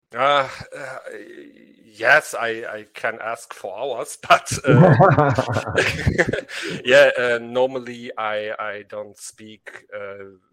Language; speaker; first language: English; non-native, learner; German